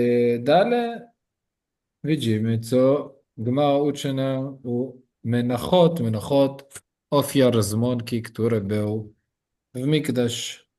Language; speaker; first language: Polish; non-native, learner; Hebrew